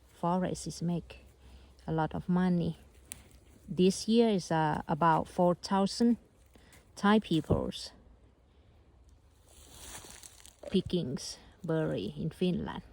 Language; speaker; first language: English; non-native, learner; Thai